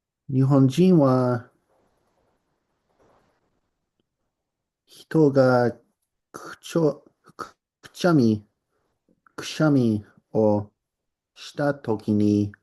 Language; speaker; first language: Japanese; non-native, learner; English